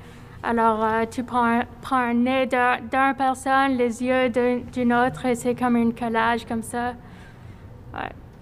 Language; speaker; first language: French; non-native, fluent; English